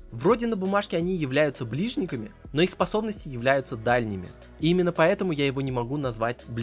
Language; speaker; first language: Russian; native; Russian